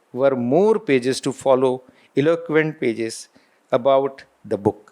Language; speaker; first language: English; non-native, local second language; Marathi